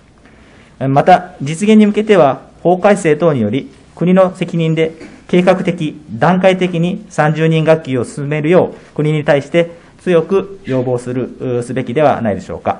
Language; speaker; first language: Japanese; native; Japanese